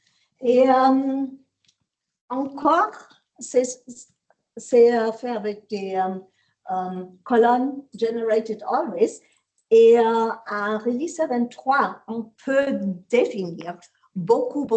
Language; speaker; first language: French; non-native, learner; German